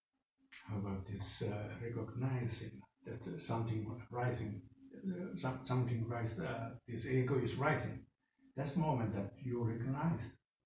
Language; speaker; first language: English; non-native, fluent; Finnish